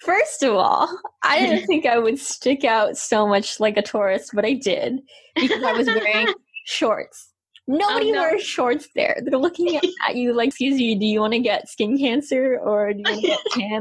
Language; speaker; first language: English; native; English